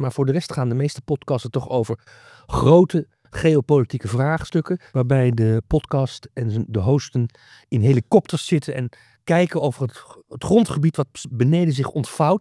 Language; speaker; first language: Dutch; native; Dutch